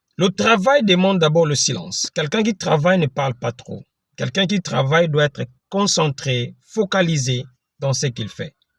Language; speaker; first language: French; non-native, local second language; Lingala